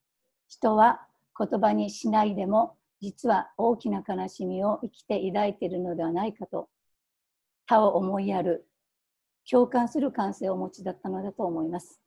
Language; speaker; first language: Japanese; native; Japanese